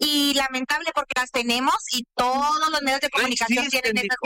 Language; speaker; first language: Spanish; native; Spanish